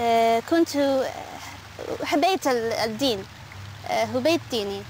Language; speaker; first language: Arabic; non-native, learner; English